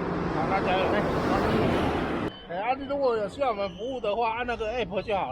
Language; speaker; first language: Chinese; native; Chinese